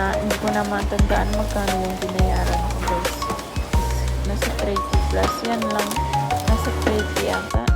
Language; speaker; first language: Filipino; non-native, local second language; Hiligaynon